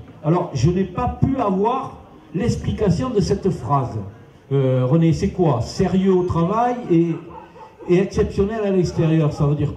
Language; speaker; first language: French; native; French